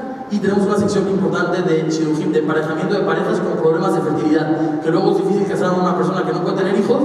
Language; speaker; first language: Spanish; native; Spanish